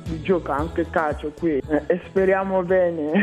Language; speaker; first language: Italian; non-native, learner; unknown